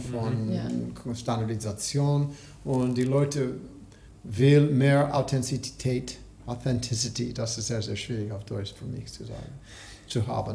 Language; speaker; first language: German; non-native, learner; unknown